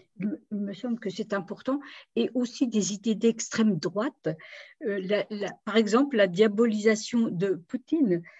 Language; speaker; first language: French; native; French